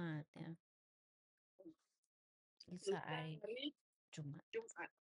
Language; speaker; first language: Indonesian; non-native, learner; English